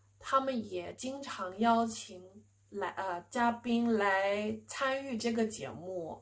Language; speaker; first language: Chinese; non-native, fluent; English